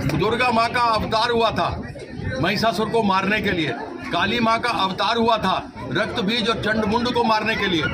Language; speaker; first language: Hindi; native; Hindi